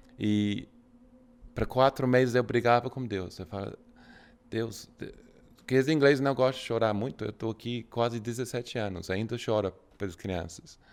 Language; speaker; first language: Portuguese; non-native, fluent; English